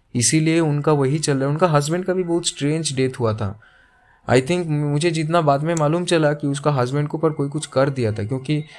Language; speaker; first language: Hindi; non-native, local second language; Bangla